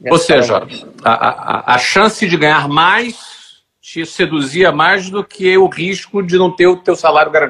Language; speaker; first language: Portuguese; native; Portuguese